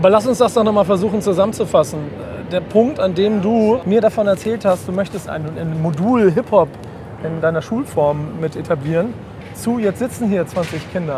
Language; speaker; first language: German; native; German